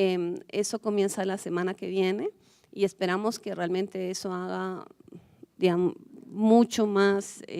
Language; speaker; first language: Spanish; native; Spanish